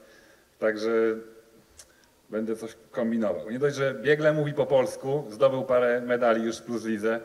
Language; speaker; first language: Polish; native; Polish